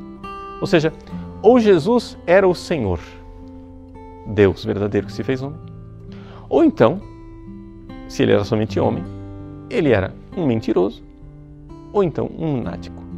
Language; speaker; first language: Portuguese; native; Portuguese